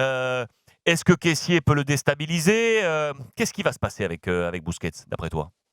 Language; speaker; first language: French; native; French